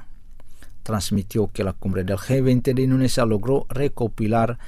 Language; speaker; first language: Spanish; non-native, fluent; Indonesian